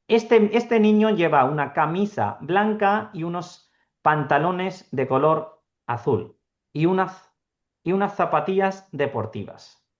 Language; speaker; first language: Spanish; non-native, fluent; Urdu